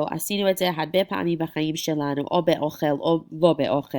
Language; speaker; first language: Hebrew; non-native, fluent; English